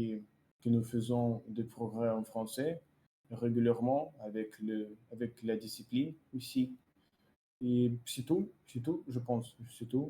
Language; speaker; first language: French; non-native, learner; Russian